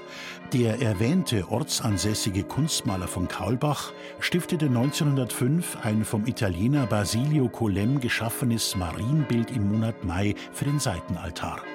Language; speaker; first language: German; native; German